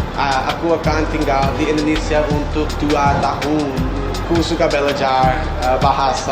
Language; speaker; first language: Indonesian; non-native, learner; English